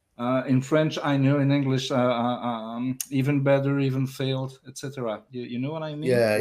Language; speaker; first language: English; non-native, learner; French